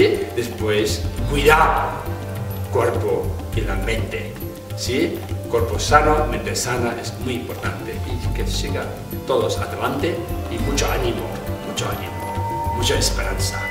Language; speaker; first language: Spanish; non-native, fluent; Tibetan